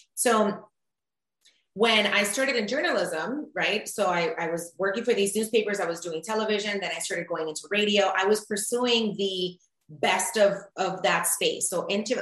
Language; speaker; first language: English; early bilingual, other home language; Spanish